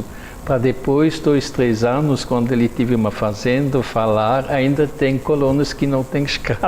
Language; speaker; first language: Portuguese; non-native, fluent; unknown